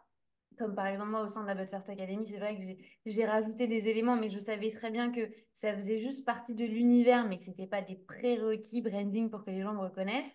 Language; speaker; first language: French; native; French